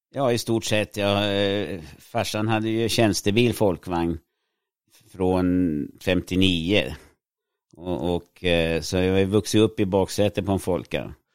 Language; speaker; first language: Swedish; native; Swedish